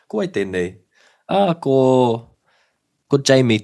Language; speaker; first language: Māori; non-native, local second language; English